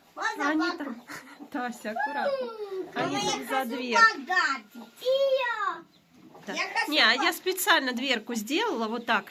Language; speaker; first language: Russian; native; Russian